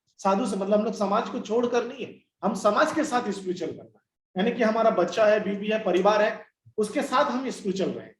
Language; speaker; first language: Hindi; non-native, local second language; Bangla